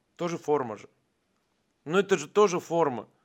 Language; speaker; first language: Russian; native; Russian